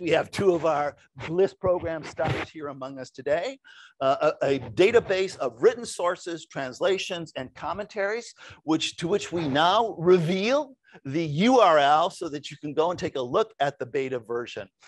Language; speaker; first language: English; native; English